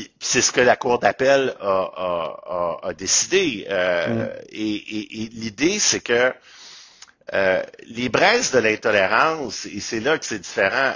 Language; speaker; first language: French; native; French